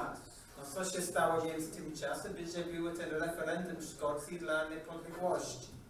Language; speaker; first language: Polish; non-native, learner; English